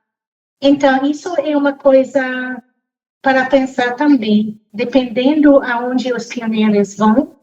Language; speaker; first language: Portuguese; non-native, fluent; English